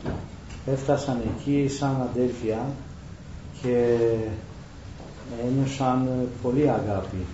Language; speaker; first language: Greek; non-native, learner; Romanian